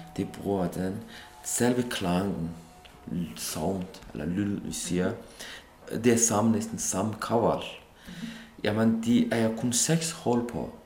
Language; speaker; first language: Danish; non-native, fluent; Kurdish